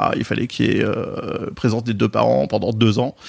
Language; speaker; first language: French; native; French